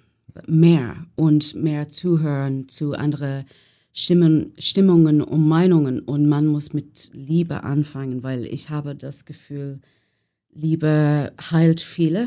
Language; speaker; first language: German; non-native, learner; English